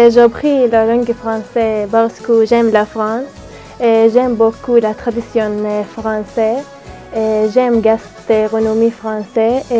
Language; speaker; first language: French; non-native, learner; Arabic